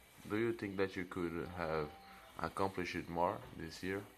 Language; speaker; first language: English; non-native, learner; Portuguese